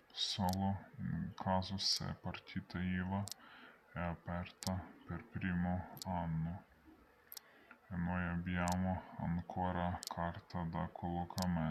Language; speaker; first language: Italian; non-native, learner; Ukrainian